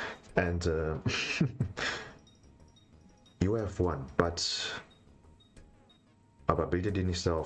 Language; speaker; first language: German; native; German